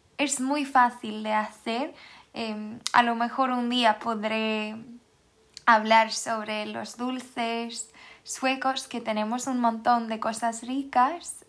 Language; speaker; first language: Spanish; non-native, fluent; Swedish